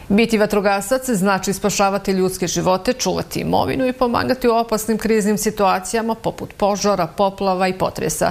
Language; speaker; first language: Serbian; native; Serbian